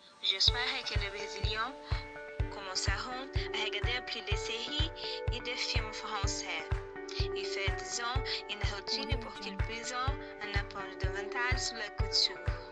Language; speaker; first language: French; non-native, learner; Portuguese